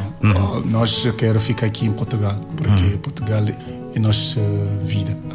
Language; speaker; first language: Portuguese; non-native, learner; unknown